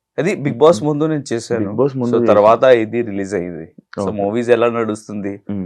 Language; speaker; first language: Telugu; non-native, local second language; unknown